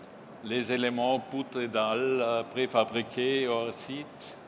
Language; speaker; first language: French; non-native, learner; German